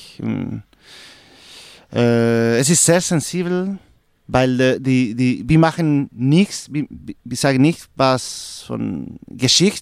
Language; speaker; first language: German; non-native, learner; Spanish